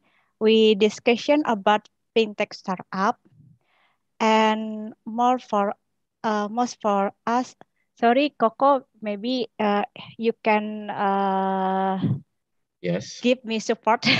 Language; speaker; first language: English; non-native, learner; Indonesian